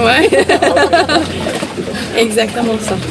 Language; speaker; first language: French; non-native, fluent; Thai